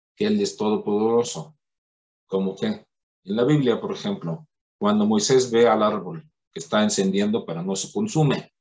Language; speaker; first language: Spanish; non-native, fluent; Arabic